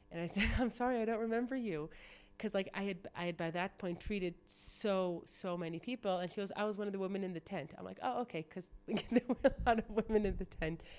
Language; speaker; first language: English; native; English